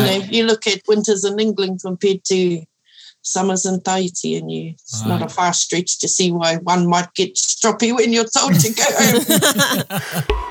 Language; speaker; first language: English; early bilingual, other home language; Māori